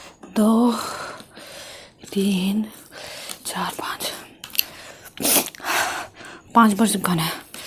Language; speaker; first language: Hindi; non-native, local second language; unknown